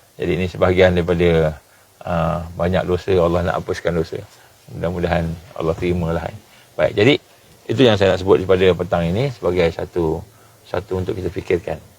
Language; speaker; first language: Malay; native; Malay